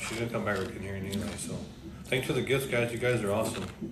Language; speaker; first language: English; early bilingual, other home language; Spanish